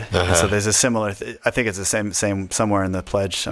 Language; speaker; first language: English; native; English